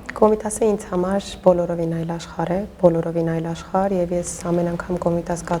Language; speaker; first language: Armenian; native; Armenian